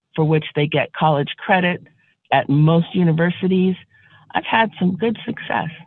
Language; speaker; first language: English; native; English